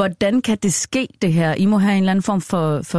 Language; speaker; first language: Danish; native; Danish